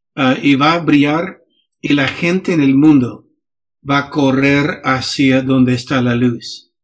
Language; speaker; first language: Spanish; non-native, fluent; English